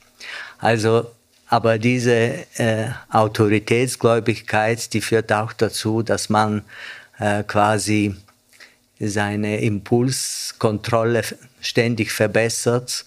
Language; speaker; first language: German; non-native, fluent; Bulgarian